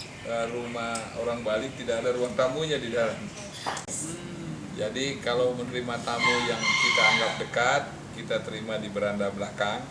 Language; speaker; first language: Indonesian; non-native, local second language; Balinese